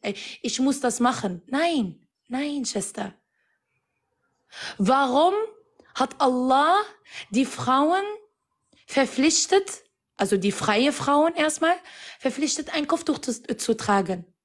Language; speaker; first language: German; non-native, fluent; Arabic